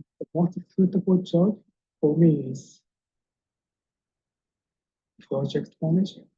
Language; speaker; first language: English; non-native, fluent; Japanese